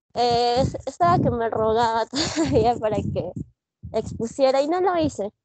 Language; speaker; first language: Spanish; native; Spanish